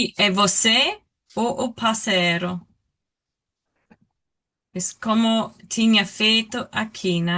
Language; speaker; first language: Portuguese; non-native, learner; English